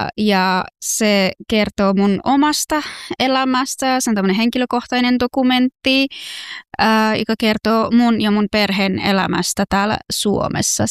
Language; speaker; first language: Finnish; non-native, fluent; Persian